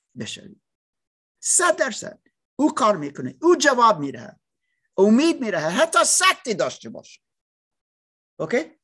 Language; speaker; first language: Persian; non-native, learner; English